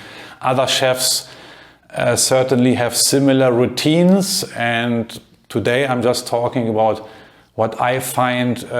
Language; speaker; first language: English; non-native, fluent; German